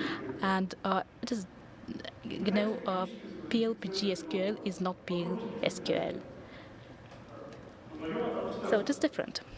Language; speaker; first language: English; non-native, fluent; Russian